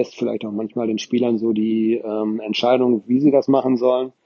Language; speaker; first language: German; native; German